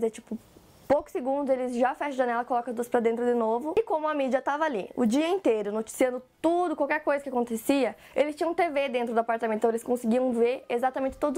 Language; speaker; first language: Portuguese; native; Portuguese